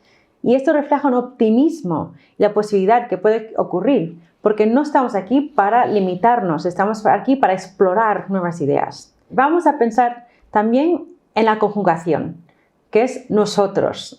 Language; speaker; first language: Spanish; non-native, fluent; English